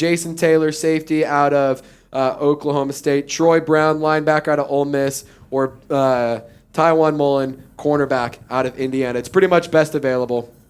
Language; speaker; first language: English; native; English